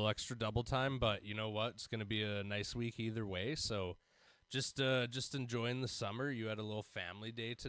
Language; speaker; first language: English; native; English